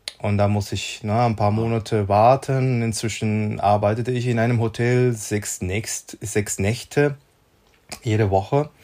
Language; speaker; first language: German; non-native, fluent; Spanish